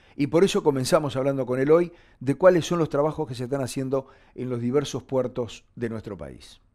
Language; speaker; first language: Spanish; native; Spanish